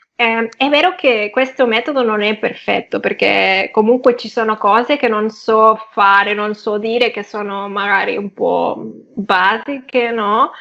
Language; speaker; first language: Italian; non-native, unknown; Catalan